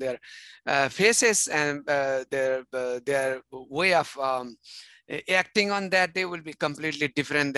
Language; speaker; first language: English; non-native, fluent; Nepali